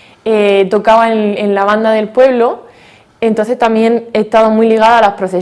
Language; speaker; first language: Spanish; native; Spanish